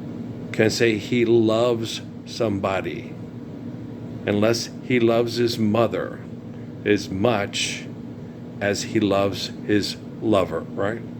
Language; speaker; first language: English; native; English